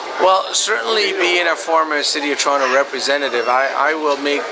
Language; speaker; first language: English; native; English